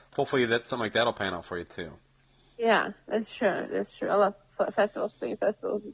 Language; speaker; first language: English; non-native, fluent; Russian